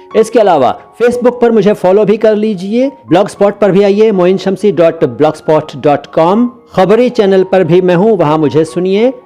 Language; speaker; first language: Hindi; native; Hindi